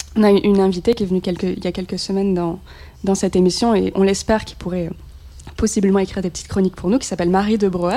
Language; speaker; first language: French; native; French